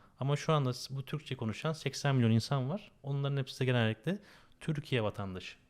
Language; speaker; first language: Turkish; native; Turkish